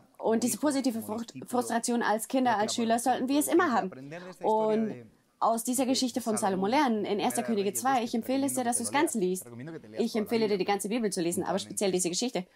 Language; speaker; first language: German; non-native, fluent; Spanish